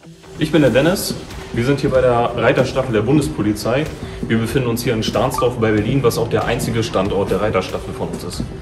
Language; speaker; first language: German; native; German